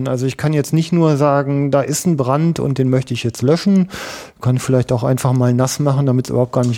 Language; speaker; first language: German; native; German